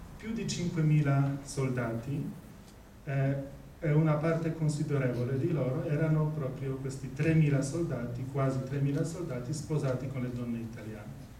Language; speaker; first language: Italian; non-native, fluent; Polish